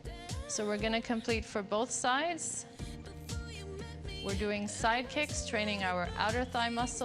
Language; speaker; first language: English; non-native, local second language; Arabic